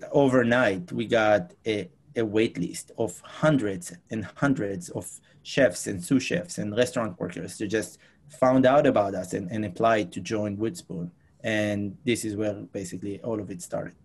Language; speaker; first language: English; non-native, fluent; Hebrew